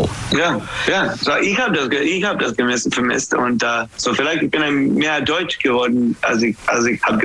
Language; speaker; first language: German; non-native, learner; English